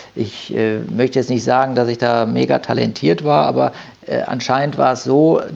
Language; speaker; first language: German; native; German